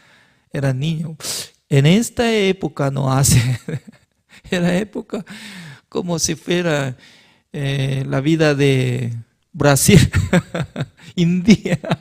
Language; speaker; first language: Spanish; non-native, learner; Korean